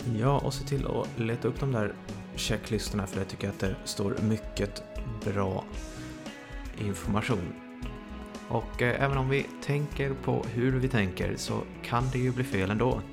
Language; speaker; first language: Swedish; native; Swedish